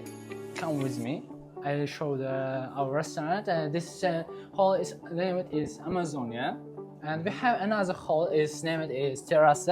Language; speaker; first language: English; non-native, local second language; Uzbek